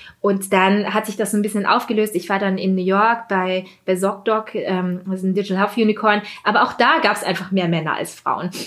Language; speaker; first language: German; early bilingual, other home language; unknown